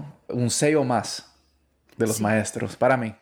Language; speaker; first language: Spanish; early bilingual, heritage; Spanish